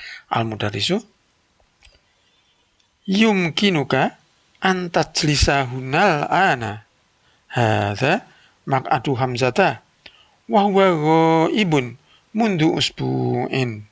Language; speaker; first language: Arabic; non-native, fluent; Indonesian